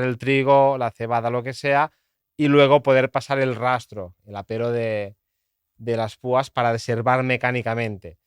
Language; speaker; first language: Spanish; native; Spanish